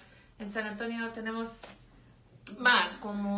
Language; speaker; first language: Spanish; non-native, fluent; English